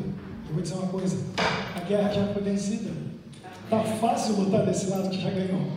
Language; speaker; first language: Portuguese; native; Portuguese